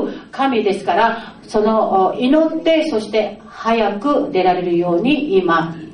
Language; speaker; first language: Japanese; non-native, fluent; Filipino